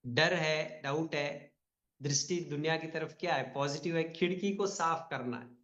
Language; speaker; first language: Hindi; non-native, local second language; Telugu